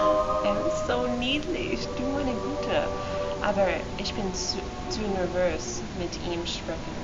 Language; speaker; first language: German; non-native, learner; English